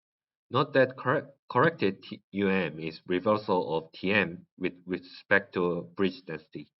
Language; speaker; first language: English; non-native, learner; Korean